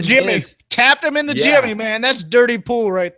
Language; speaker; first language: English; native; English